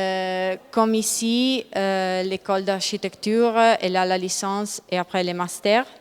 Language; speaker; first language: French; non-native, learner; Italian